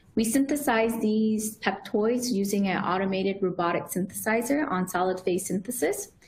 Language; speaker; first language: English; native; English